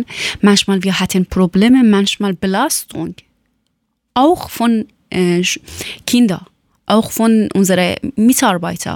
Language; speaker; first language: German; non-native, fluent; Persian